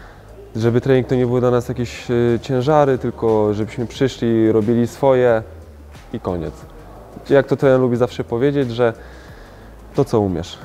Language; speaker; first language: Polish; native; Polish